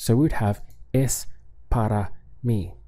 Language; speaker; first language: Spanish; non-native, fluent; English